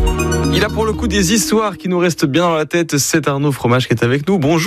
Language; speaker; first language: French; native; French